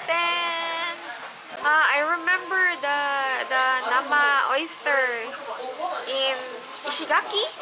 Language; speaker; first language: English; non-native, local second language; Filipino